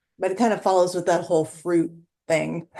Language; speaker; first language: English; native; English